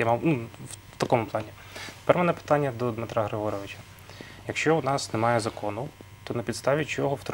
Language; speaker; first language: Ukrainian; native; Ukrainian